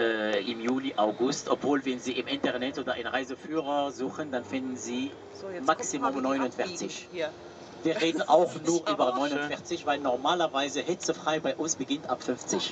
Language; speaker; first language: German; non-native, fluent; Arabic